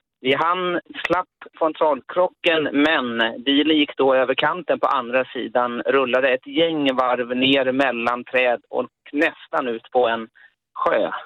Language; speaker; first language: Swedish; native; Swedish